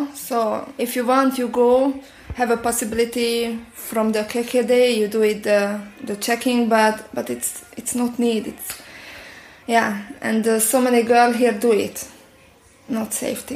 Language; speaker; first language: English; non-native, learner; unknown